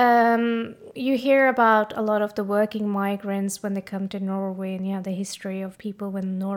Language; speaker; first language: English; non-native, fluent; Norwegian